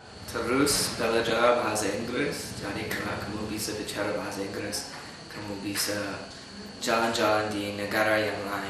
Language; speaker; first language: Indonesian; non-native, learner; English